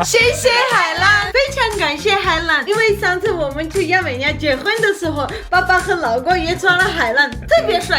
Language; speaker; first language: Chinese; non-native, learner; Armenian